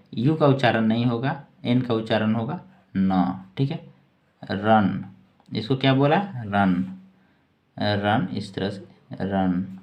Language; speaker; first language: Hindi; native; Hindi